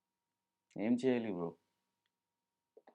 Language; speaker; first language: Telugu; non-native, local second language; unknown